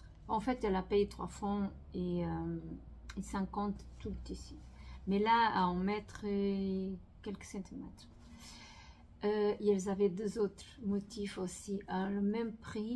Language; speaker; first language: French; non-native, fluent; Portuguese